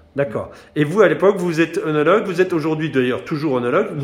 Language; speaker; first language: French; native; French